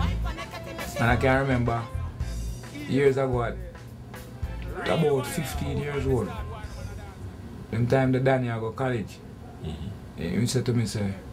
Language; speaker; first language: English; non-native, local second language; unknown